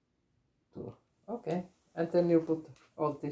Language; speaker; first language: English; non-native, learner; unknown